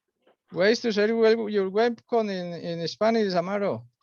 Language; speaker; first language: English; non-native, fluent; Spanish